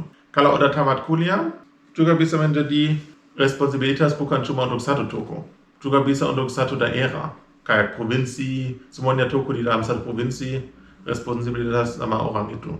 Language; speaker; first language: Indonesian; non-native, fluent; German